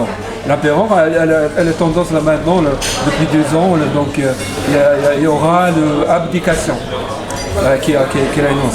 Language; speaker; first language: French; non-native, learner; Japanese